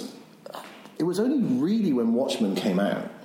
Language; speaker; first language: English; native; English